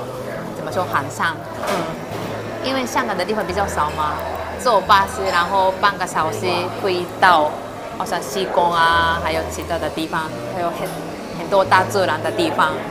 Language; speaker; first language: Chinese; non-native, learner; Japanese